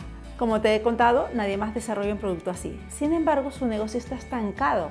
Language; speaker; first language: Spanish; native; Spanish